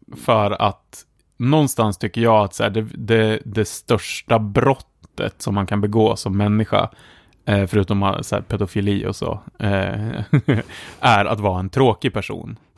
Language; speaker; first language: Swedish; native; Swedish